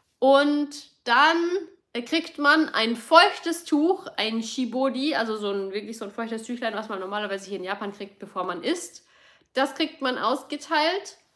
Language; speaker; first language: German; native; German